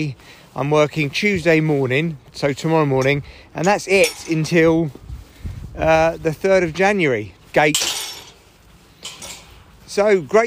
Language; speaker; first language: English; native; English